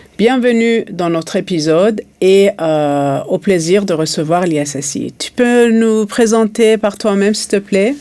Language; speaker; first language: French; native; French